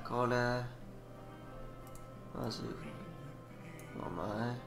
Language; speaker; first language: Japanese; non-native, learner; English